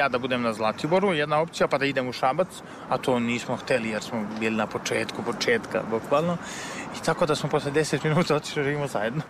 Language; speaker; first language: Serbian; native; Serbian